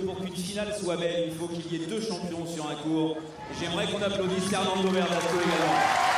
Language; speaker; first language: French; native; French